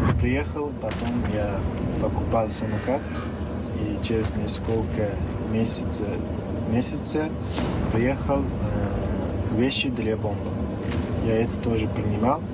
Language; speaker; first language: Russian; non-native, learner; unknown